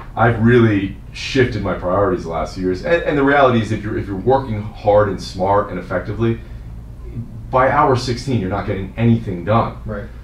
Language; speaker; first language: English; native; English